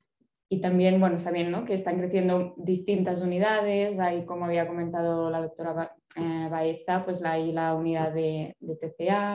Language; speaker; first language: Spanish; native; Spanish